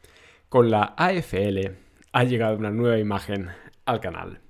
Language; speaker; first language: Spanish; native; Spanish